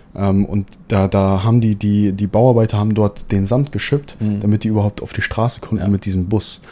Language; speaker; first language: German; native; German